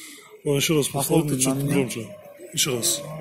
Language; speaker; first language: Russian; non-native, local second language; Kyrgyz